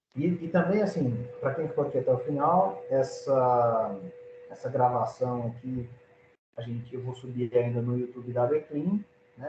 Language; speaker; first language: Portuguese; native; Portuguese